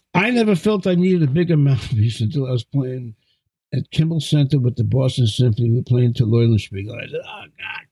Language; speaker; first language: English; native; English